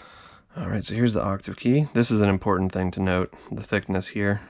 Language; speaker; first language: English; native; English